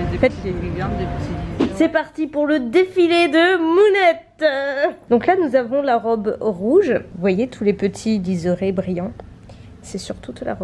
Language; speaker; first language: French; native; French